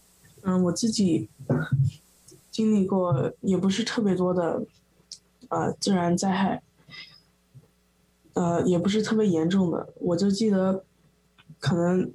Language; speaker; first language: Chinese; early bilingual, heritage; Chinese